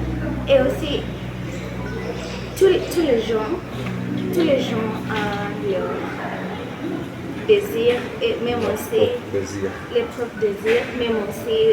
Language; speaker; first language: French; non-native, learner; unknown